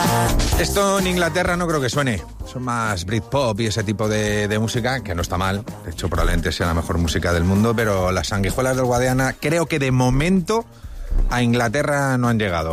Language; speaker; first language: Spanish; native; Spanish